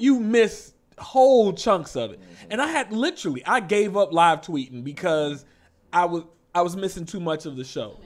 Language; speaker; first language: English; native; English